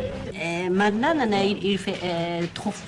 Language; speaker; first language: French; non-native, learner; Japanese